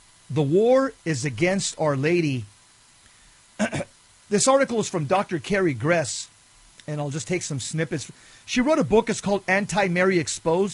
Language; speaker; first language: English; native; English